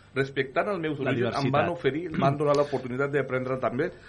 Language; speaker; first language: Catalan; non-native, fluent; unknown